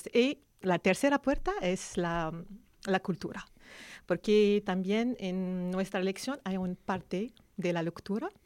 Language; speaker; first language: Spanish; non-native, learner; Arabic